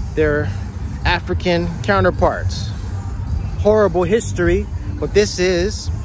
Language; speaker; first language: English; native; English